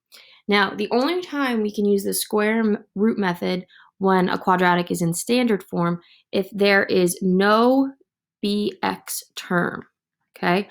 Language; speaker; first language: English; native; English